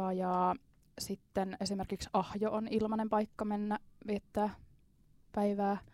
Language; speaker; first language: Finnish; native; Finnish